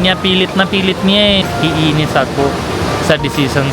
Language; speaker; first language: Filipino; non-native, learner; Punjabi